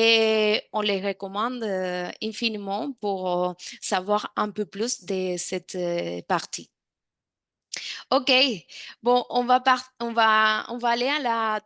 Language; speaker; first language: French; non-native, fluent; Spanish